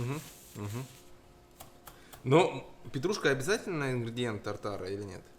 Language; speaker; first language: Russian; native; Russian